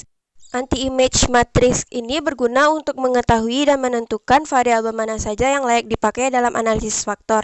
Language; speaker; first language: Indonesian; native; Indonesian